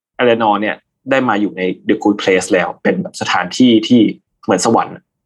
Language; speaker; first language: Thai; native; Thai